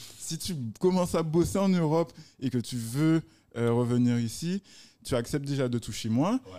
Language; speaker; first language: French; native; French